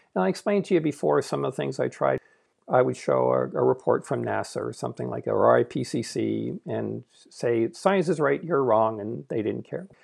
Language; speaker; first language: English; native; English